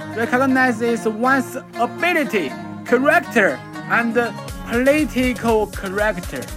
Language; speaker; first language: English; non-native, fluent; Chinese